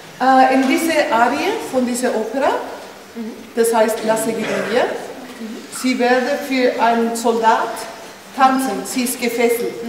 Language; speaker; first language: German; non-native, fluent; Spanish